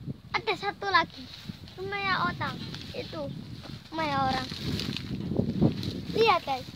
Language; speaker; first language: Indonesian; non-native, local second language; Javanese